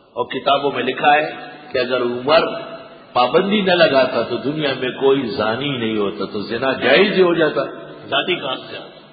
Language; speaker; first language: Urdu; non-native, local second language; Pashto